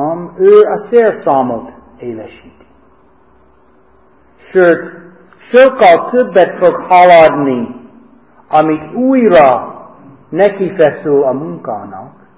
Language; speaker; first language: Hungarian; non-native, learner; English